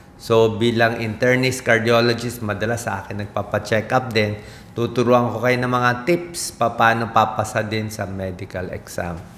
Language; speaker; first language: Filipino; native; Filipino